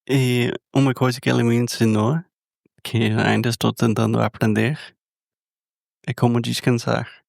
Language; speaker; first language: Portuguese; non-native, fluent; English